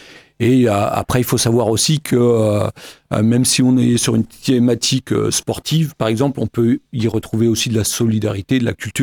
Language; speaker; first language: French; native; French